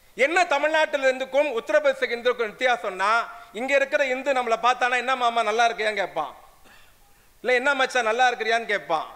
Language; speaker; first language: Tamil; non-native, local second language; Urdu